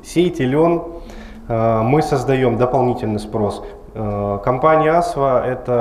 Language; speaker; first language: Russian; native; Russian